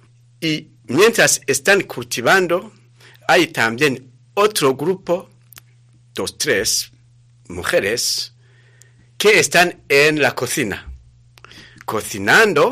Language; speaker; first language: Spanish; non-native, fluent; Rundi